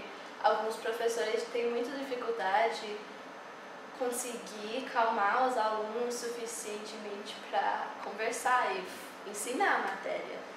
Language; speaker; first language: Portuguese; early bilingual, heritage; English